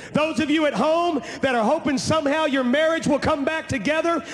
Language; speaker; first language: English; native; English